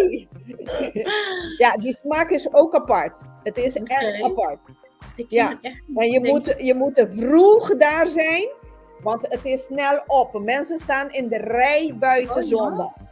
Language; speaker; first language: Dutch; non-native, local second language; Papiamento